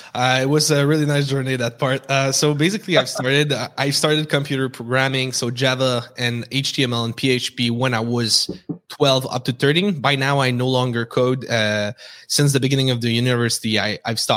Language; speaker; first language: English; non-native, fluent; French